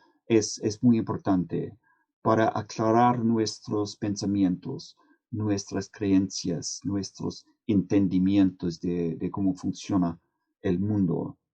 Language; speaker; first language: Spanish; non-native, fluent; English